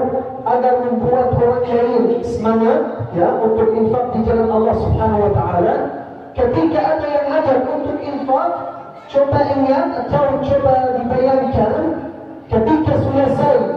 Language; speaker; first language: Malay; non-native, fluent; Arabic